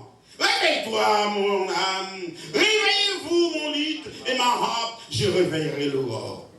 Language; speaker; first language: French; non-native, local second language; Haitian Creole